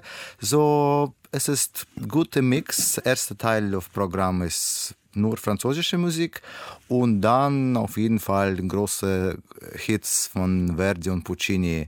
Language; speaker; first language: German; non-native, learner; Russian